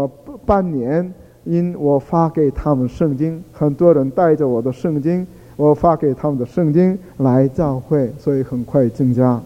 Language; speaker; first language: Chinese; non-native, fluent; Korean